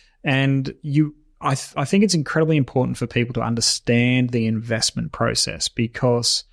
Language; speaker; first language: English; native; English